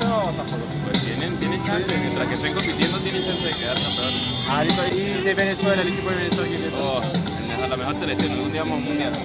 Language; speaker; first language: Spanish; non-native, fluent; French